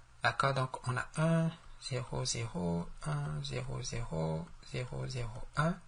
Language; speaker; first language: French; native; French